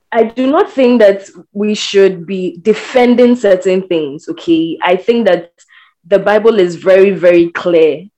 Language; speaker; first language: English; non-native, local second language; Akan